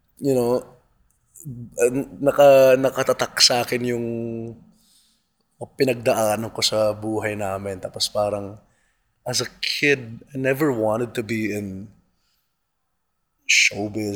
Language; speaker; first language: English; non-native, local second language; Cebuano